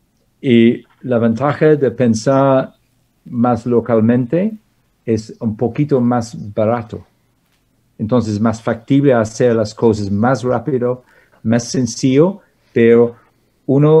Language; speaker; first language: Spanish; non-native, fluent; English